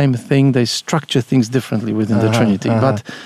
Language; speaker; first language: English; non-native, fluent; Polish